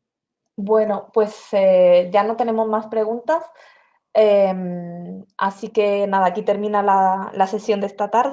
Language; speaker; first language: Spanish; native; Spanish